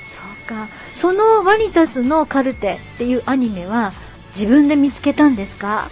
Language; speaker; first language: Japanese; native; Japanese